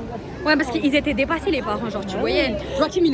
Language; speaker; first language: French; native; French